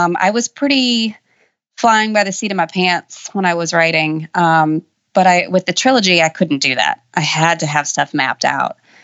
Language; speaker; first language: English; native; English